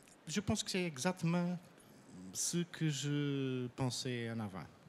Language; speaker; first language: French; non-native, fluent; Portuguese